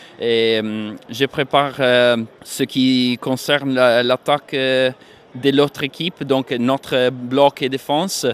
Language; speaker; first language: French; non-native, fluent; Italian